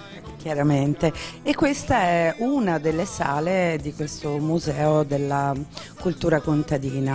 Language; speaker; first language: Italian; native; Italian